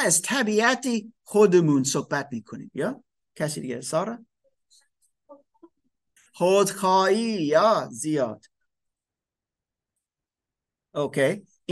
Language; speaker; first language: Persian; non-native, fluent; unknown